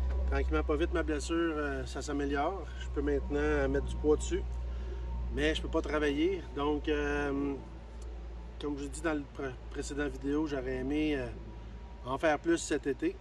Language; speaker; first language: French; native; French